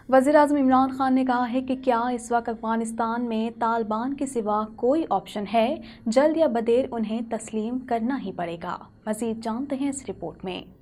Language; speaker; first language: Urdu; native; Urdu